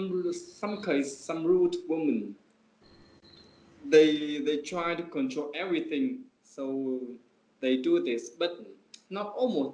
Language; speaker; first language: English; non-native, learner; Vietnamese